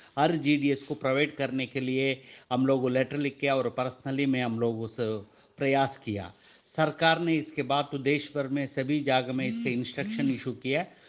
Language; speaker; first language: Hindi; non-native, local second language; Kannada